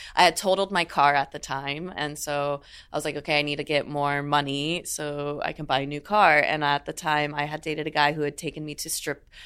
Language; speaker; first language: English; native; English